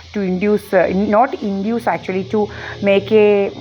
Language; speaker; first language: English; non-native, local second language; Malayalam